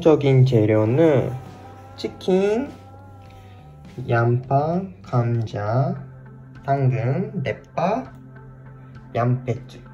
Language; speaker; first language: Korean; non-native, fluent; Japanese